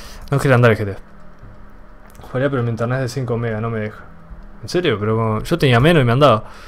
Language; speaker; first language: Spanish; native; Spanish